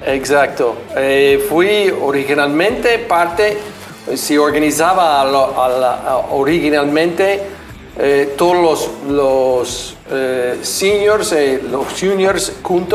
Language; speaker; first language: Spanish; non-native, fluent; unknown